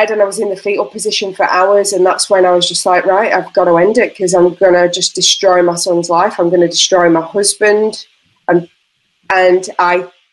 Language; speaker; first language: English; native; English